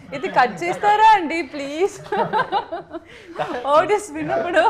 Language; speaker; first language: Telugu; non-native, learner; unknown